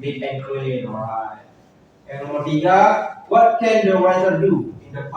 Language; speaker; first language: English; non-native, fluent; Indonesian